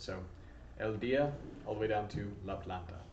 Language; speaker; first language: Spanish; non-native, fluent; English